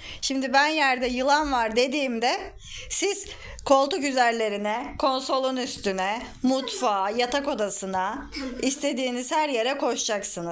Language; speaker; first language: Turkish; native; Turkish